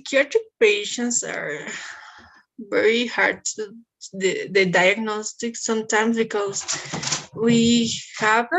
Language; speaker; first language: English; non-native, learner; Spanish